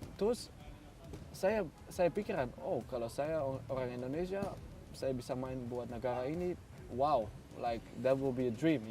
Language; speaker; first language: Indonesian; non-native, fluent; Dutch